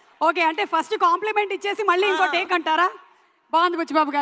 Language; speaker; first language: Telugu; native; Telugu